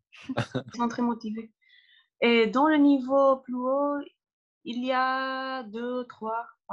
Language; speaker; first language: French; non-native, fluent; Spanish